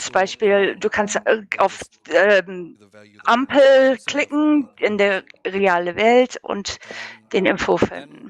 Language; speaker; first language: German; non-native, learner; English